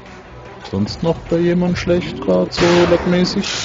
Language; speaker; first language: German; native; German